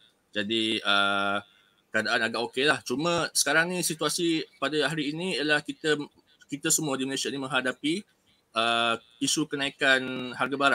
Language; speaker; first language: Malay; native; Malay